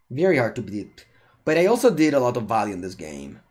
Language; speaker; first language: English; non-native, fluent; Italian